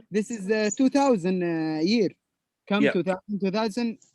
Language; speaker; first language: English; non-native, learner; Arabic